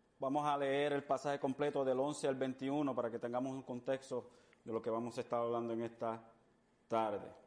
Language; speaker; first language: Spanish; early bilingual, heritage; Spanish